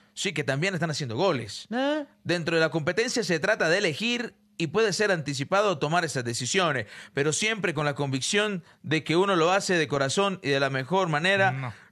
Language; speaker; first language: Spanish; native; Spanish